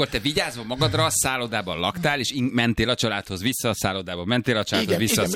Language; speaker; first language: Hungarian; native; Hungarian